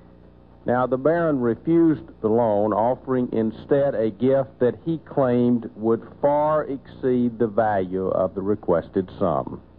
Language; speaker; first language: English; native; English